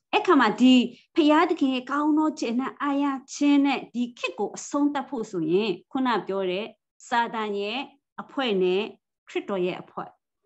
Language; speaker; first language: Burmese; non-native, local second language; Kachin